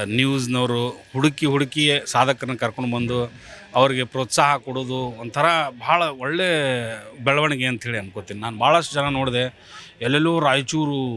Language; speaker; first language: Kannada; native; Kannada